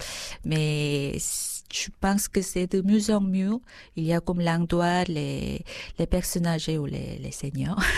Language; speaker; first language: French; non-native, fluent; Korean